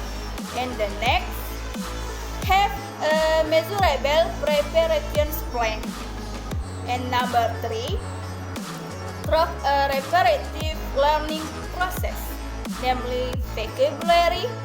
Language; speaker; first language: English; non-native, learner; Indonesian